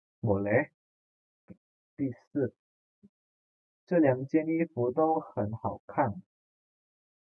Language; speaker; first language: Chinese; non-native, fluent; Indonesian